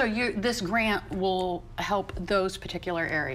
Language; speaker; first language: English; native; English